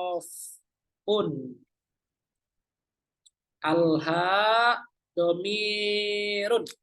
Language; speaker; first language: Arabic; non-native, fluent; Indonesian